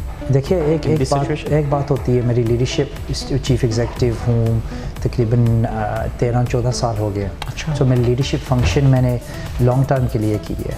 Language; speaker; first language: Hindi; early bilingual, heritage; Hindi